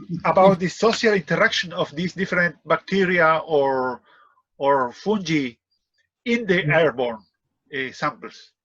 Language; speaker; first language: English; non-native, fluent; Spanish